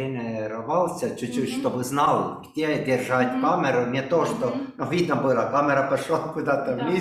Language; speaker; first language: Russian; non-native, local second language; Estonian